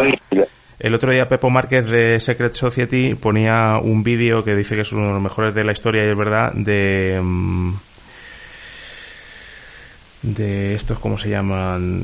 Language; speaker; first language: Spanish; native; Spanish